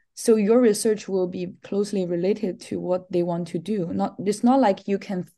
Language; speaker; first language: English; non-native, fluent; Chinese